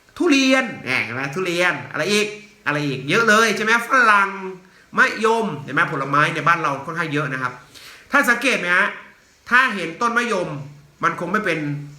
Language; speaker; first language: Thai; native; Thai